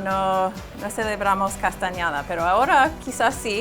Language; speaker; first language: Spanish; non-native, fluent; English